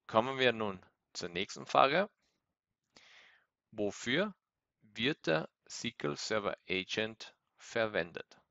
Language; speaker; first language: German; native; German